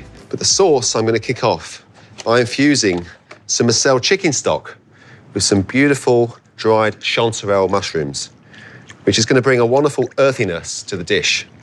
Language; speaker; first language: English; native; English